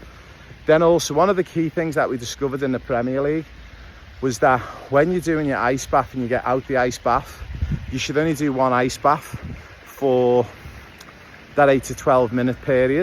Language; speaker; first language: English; native; English